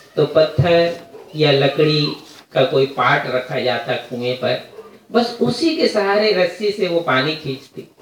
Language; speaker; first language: Hindi; native; Hindi